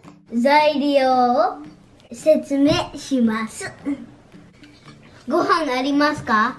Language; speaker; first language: Japanese; early bilingual, heritage; Japanese